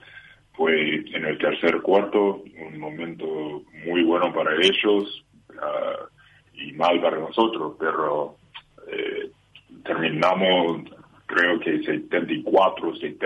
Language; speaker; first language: Spanish; non-native, learner; English